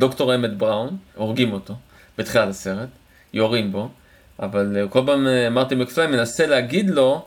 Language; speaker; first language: Hebrew; native; Hebrew